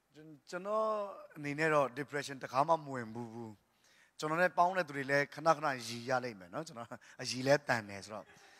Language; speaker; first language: Burmese; non-native, local second language; Tedim Chin